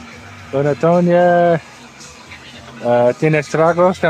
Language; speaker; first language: Spanish; non-native, learner; English